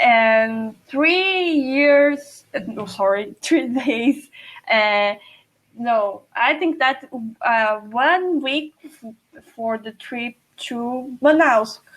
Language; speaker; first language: English; non-native, fluent; Portuguese